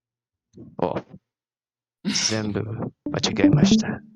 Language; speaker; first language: Japanese; non-native, learner; Malay